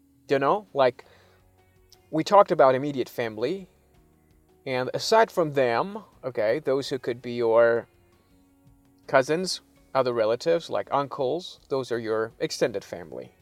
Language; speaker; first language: English; non-native, fluent; Persian